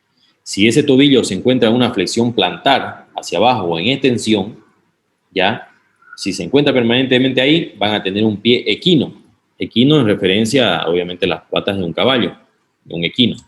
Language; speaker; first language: Spanish; native; Spanish